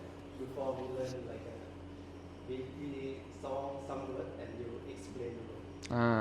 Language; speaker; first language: English; non-native, learner; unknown